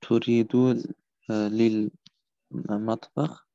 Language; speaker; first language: Arabic; non-native, learner; German